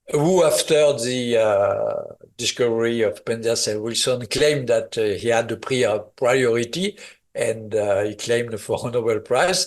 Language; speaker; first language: English; non-native, fluent; French